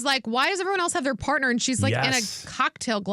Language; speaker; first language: English; native; English